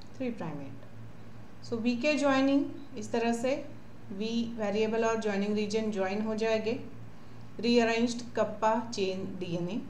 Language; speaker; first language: Hindi; non-native, local second language; Marathi